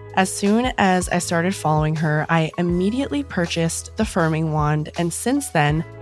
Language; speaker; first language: English; native; English